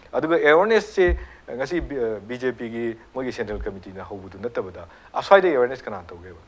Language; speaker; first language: Manipuri; native; Manipuri